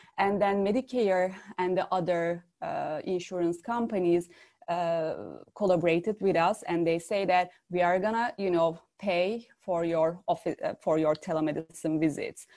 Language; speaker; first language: English; non-native, fluent; Turkish